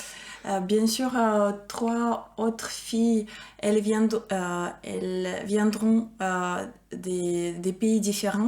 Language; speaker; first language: French; non-native, fluent; Ukrainian